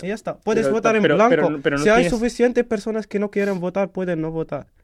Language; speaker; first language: Spanish; non-native, fluent; Arabic